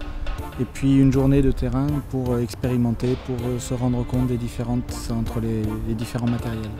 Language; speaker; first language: French; native; French